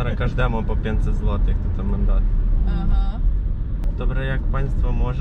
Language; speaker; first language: Polish; non-native, fluent; Ukrainian